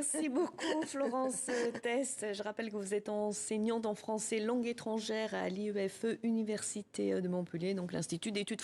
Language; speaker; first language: French; native; French